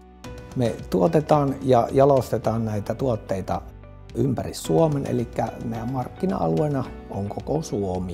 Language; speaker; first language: Finnish; native; Finnish